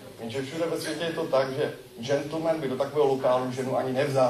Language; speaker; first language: Czech; non-native, learner; English